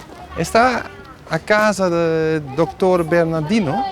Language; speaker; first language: Portuguese; non-native, learner; Dutch